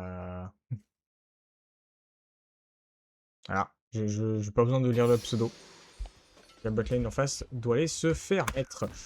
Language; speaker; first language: French; native; French